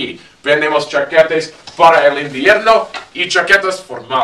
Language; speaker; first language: Spanish; non-native, learner; English